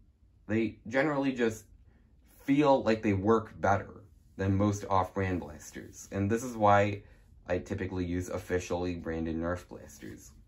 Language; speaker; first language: English; native; English